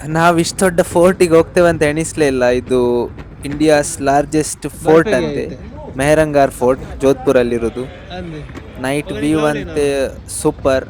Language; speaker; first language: Kannada; non-native, local second language; Tulu